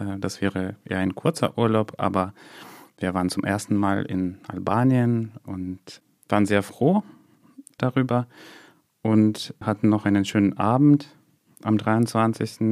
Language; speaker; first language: German; non-native, fluent; Russian